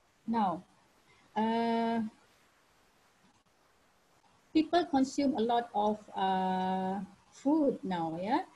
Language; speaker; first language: English; non-native, local second language; Malay